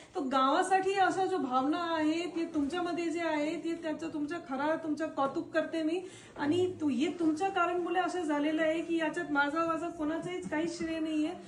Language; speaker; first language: Marathi; non-native, fluent; Tamil